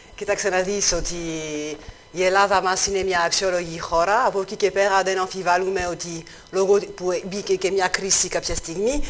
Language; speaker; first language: Greek; non-native, fluent; French